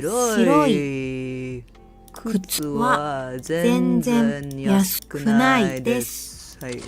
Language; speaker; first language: Japanese; non-native, learner; English